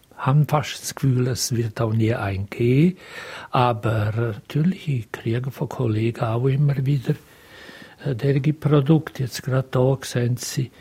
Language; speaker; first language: German; non-native, local second language; Romansh